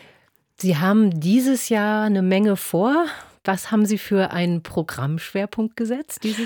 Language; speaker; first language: German; native; German